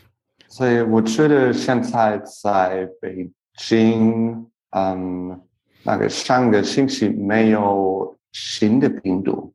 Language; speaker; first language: Chinese; non-native, learner; English